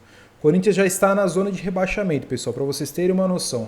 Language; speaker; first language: Portuguese; native; Portuguese